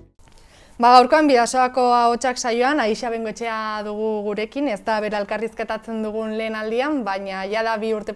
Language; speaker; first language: Basque; native; Basque